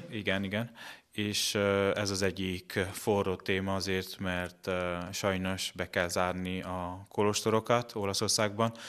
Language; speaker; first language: Hungarian; non-native, fluent; Italian